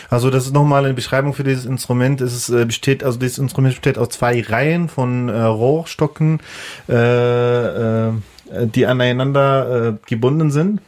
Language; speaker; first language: German; non-native, fluent; Arabic